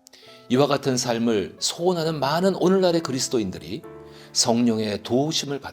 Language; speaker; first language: Korean; native; Korean